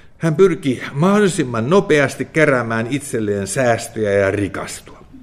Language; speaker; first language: Finnish; native; Finnish